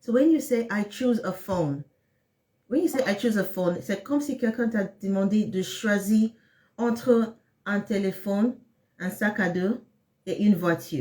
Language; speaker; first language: French; non-native, fluent; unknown